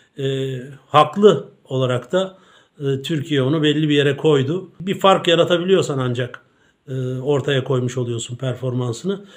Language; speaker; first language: Turkish; native; Turkish